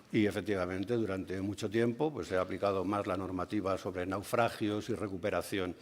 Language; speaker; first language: Spanish; native; Spanish